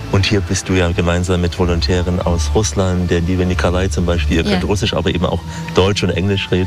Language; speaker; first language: German; native; German